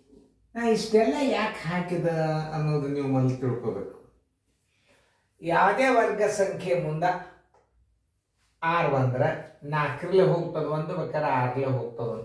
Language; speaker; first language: Kannada; native; Kannada